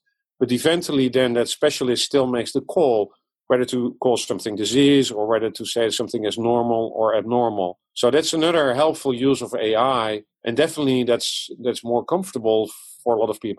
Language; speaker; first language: English; non-native, fluent; Dutch